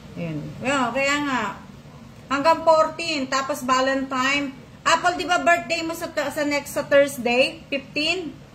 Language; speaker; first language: Filipino; non-native, local second language; Cebuano